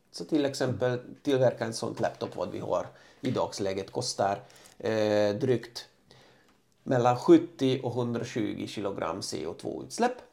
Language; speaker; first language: Swedish; non-native, fluent; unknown